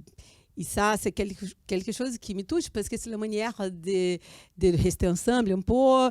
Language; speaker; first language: French; non-native, fluent; Portuguese